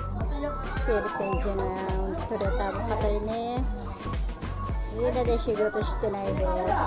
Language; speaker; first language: Japanese; non-native, learner; Filipino